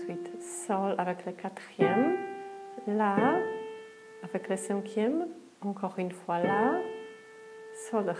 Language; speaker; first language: French; non-native, fluent; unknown